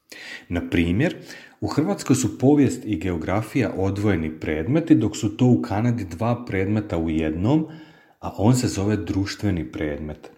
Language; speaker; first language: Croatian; early bilingual, heritage; Croatian